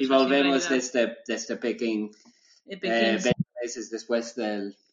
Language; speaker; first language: Spanish; non-native, learner; English